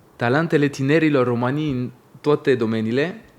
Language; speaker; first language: Romanian; non-native, learner; French